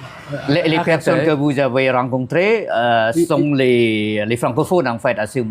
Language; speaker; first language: French; non-native, fluent; Khmer